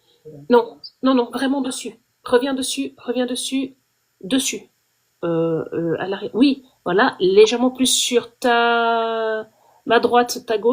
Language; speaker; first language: French; native; French